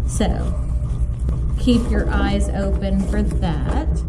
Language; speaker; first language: English; native; English